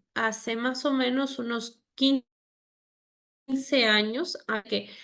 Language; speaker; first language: Spanish; native; Spanish